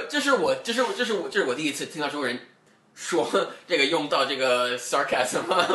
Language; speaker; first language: Chinese; non-native, fluent; English